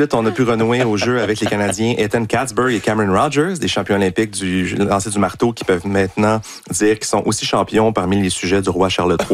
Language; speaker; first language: French; native; French